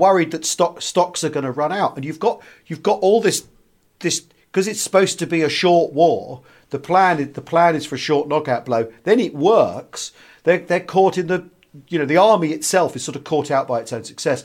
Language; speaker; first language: English; native; English